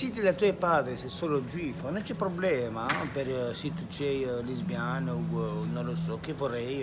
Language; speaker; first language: Italian; non-native, learner; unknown